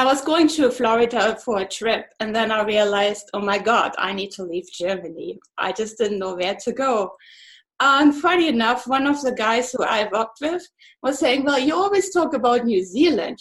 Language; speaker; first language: English; non-native, fluent; German